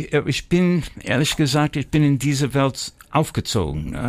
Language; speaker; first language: German; early bilingual, heritage; German